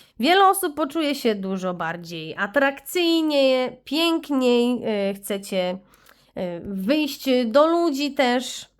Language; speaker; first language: Polish; native; Polish